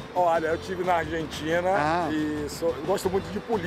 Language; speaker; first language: Portuguese; native; Portuguese